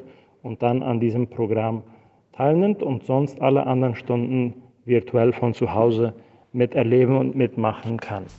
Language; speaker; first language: German; non-native, fluent; Spanish